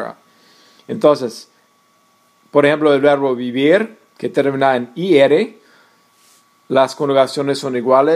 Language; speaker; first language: Spanish; non-native, fluent; English